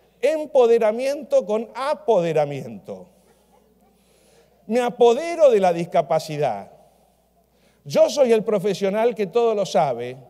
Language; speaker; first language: Spanish; native; Spanish